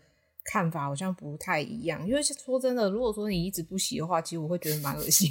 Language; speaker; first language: Chinese; native; Chinese